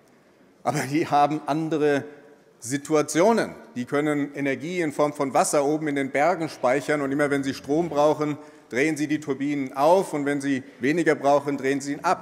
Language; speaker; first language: German; native; German